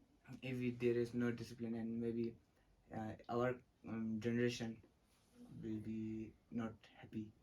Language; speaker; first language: English; non-native, learner; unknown